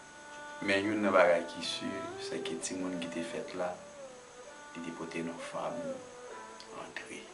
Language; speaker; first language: French; non-native, local second language; Haitian Creole